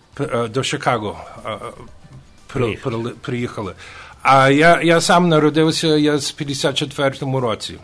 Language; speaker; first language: Ukrainian; early bilingual, heritage; Ukrainian